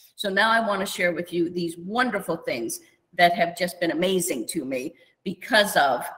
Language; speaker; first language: English; native; English